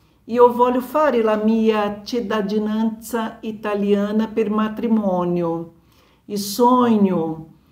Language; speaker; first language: Italian; non-native, learner; Portuguese